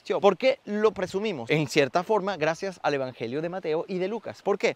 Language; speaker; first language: Spanish; native; Spanish